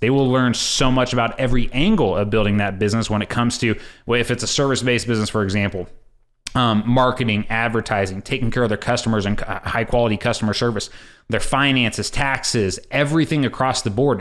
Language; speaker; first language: English; native; English